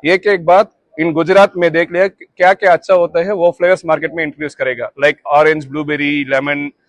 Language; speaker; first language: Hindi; non-native, local second language; Tamil